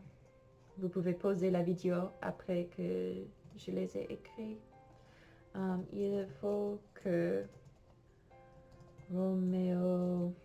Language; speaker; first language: French; non-native, fluent; English